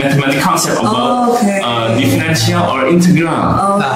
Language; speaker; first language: English; non-native, learner; Indonesian